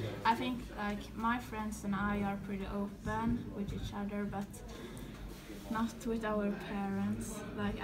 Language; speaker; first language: English; non-native, fluent; Swedish